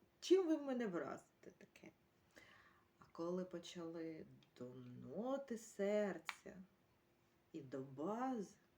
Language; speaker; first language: Ukrainian; native; Ukrainian